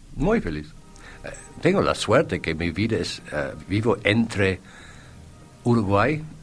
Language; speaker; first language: Spanish; non-native, fluent; English